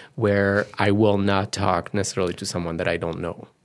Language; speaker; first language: English; non-native, fluent; French